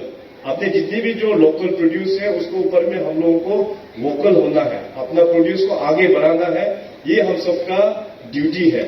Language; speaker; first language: Hindi; non-native, local second language; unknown